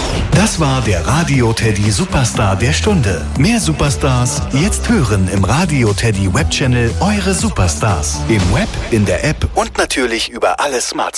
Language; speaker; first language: German; native; German